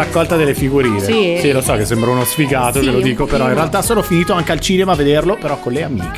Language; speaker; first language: Italian; native; Italian